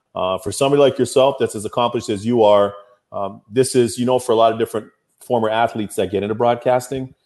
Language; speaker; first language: English; native; English